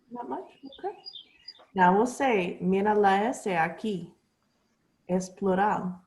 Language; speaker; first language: Spanish; non-native, learner; English